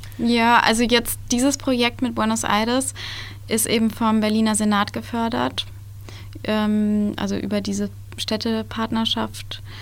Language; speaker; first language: German; native; German